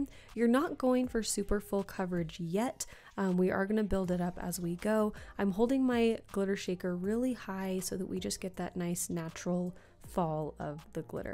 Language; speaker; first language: English; native; English